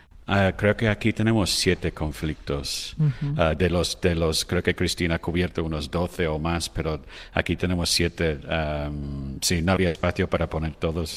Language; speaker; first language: Spanish; non-native, fluent; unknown